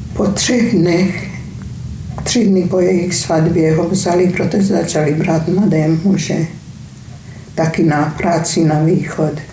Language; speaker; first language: Czech; non-native, fluent; Hungarian